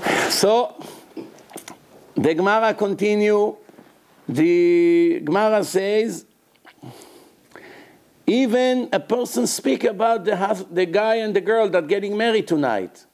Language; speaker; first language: English; non-native, fluent; Hebrew